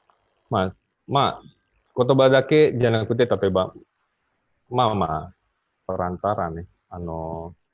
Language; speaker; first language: Japanese; non-native, fluent; Indonesian